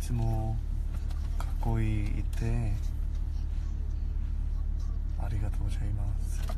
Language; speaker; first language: Japanese; non-native, learner; Korean